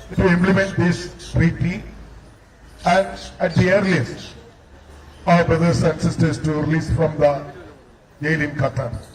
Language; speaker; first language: English; non-native, local second language; Malayalam